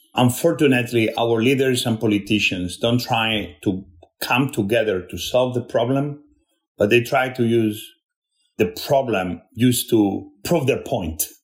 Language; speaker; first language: English; non-native, fluent; Spanish